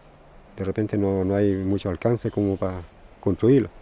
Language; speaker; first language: Spanish; non-native, local second language; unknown